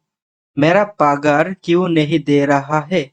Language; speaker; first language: Hindi; non-native, learner; Bangla